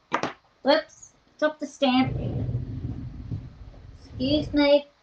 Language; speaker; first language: English; native; English